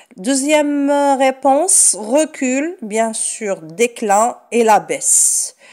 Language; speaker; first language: French; non-native, local second language; Arabic